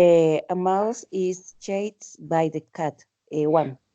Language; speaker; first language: English; non-native, learner; Spanish